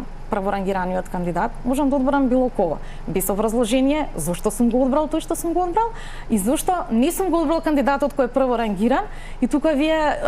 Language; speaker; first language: Macedonian; native; Macedonian